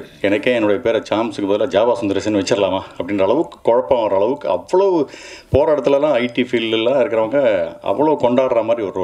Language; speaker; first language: Tamil; native; Tamil